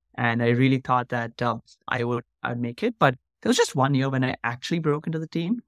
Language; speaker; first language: English; non-native, local second language; Hindi